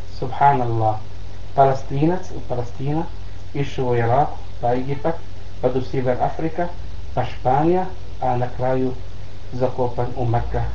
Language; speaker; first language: Bosnian; non-native, learner; Arabic